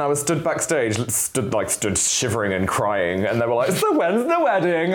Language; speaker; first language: English; native; English